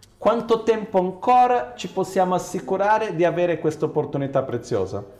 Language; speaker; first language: Italian; non-native, fluent; Portuguese